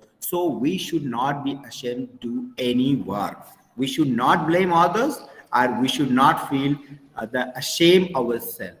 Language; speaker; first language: English; non-native, local second language; Hindi